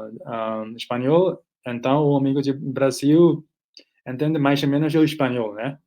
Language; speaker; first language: Portuguese; non-native, fluent; Nepali